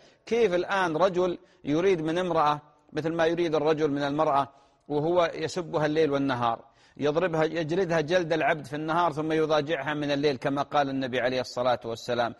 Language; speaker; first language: Arabic; native; Arabic